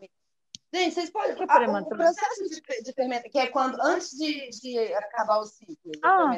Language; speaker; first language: Spanish; non-native, learner; Portuguese